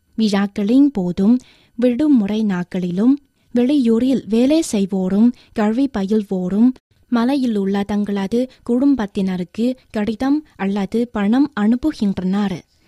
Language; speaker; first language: Tamil; non-native, fluent; Chinese